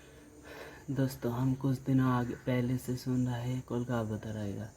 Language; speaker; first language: Hindi; non-native, local second language; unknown